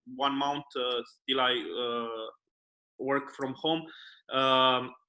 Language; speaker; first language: English; non-native, fluent; Romanian